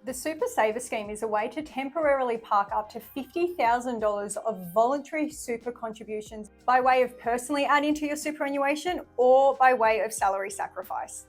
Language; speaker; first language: English; native; English